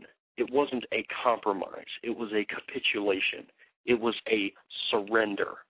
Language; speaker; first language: English; native; English